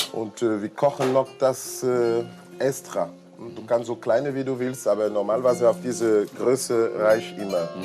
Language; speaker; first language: German; non-native, learner; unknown